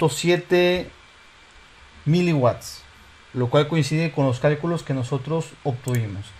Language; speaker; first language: Spanish; native; Spanish